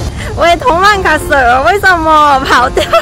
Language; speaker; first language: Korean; non-native, learner; Cantonese